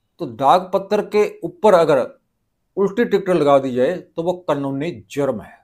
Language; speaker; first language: Hindi; non-native, local second language; Punjabi